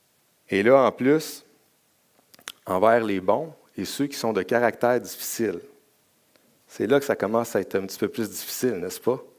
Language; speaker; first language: French; native; French